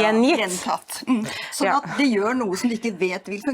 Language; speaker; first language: Norwegian; native; Norwegian